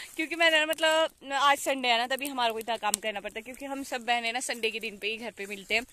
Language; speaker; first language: Hindi; native; Hindi